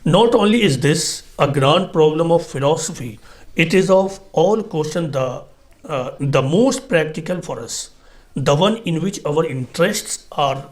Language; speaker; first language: English; non-native, local second language; Urdu